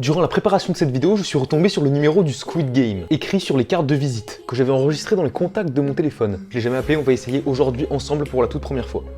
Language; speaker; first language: French; native; French